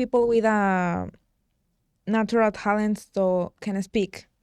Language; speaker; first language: English; non-native, learner; Spanish